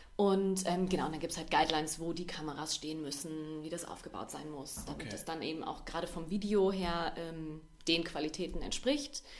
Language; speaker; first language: German; native; German